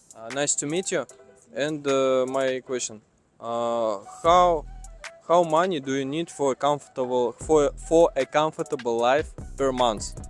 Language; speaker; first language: English; non-native, learner; Russian